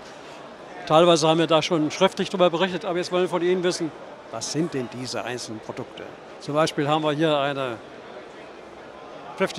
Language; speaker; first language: German; native; German